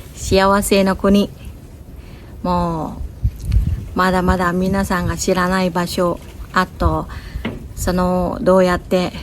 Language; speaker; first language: Japanese; non-native, learner; Thai